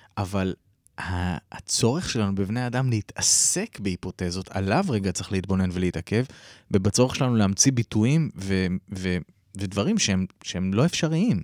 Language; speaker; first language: Hebrew; native; Hebrew